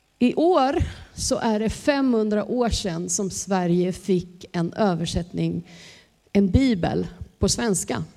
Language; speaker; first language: Swedish; native; Swedish